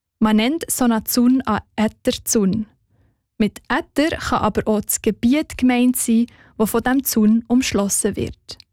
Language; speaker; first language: German; native; German